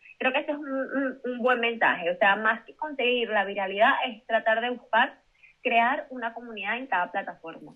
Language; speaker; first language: Spanish; native; Spanish